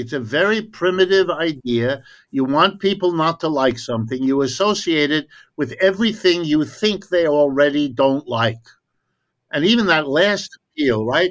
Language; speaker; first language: English; early bilingual, other home language; German